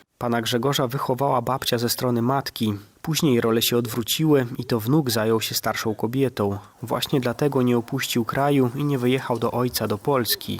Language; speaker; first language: Polish; native; Polish